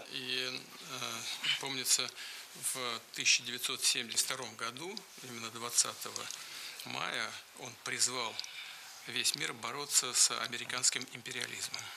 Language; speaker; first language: Russian; native; Russian